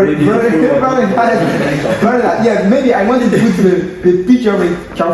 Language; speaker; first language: English; non-native, learner; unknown